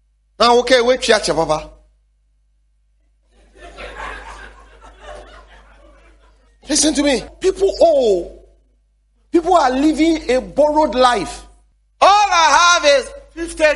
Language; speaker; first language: English; non-native, local second language; Akan